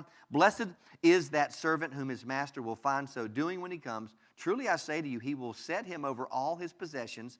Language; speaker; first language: English; native; English